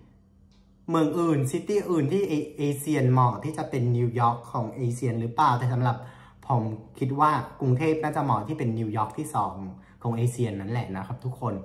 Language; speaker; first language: Thai; non-native, fluent; Vietnamese